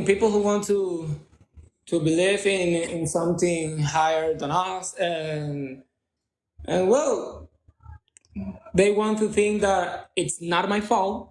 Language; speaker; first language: English; non-native, learner; Spanish